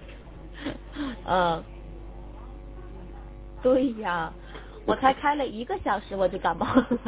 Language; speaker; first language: Chinese; native; Chinese